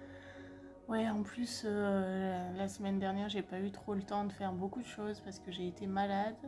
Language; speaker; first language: French; native; French